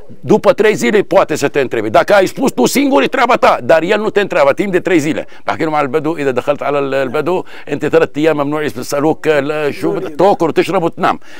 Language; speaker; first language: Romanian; non-native, fluent; Arabic